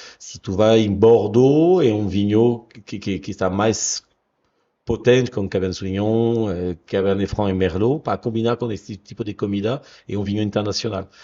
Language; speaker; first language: Portuguese; non-native, fluent; French